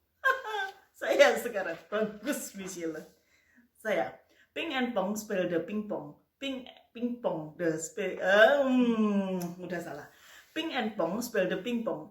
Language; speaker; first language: Indonesian; native; Indonesian